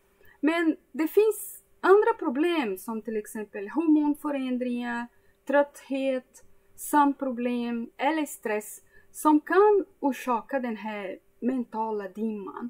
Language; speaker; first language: Swedish; non-native, fluent; Portuguese